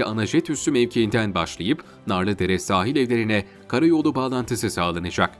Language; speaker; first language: Turkish; native; Turkish